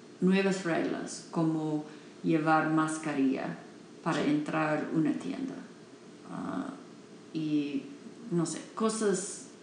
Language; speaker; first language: Spanish; non-native, learner; English